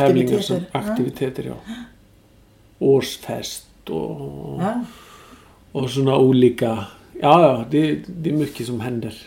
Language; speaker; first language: Swedish; non-native, fluent; Icelandic